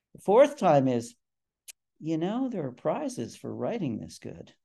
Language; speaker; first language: English; native; English